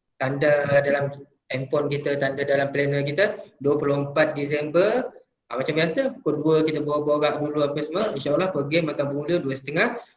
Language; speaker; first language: Malay; native; Malay